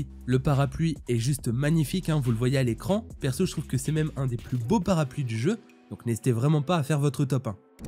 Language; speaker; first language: French; native; French